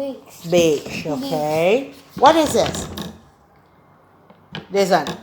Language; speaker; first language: English; non-native, learner; Thai